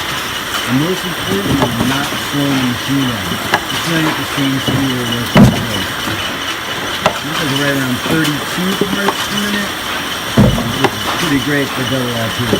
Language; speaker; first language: English; native; English